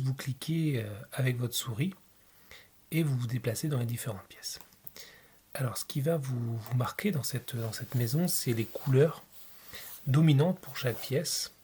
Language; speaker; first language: French; native; French